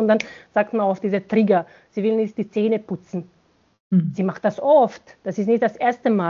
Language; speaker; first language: German; non-native, fluent; Bosnian